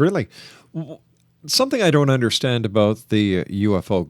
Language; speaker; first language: English; native; English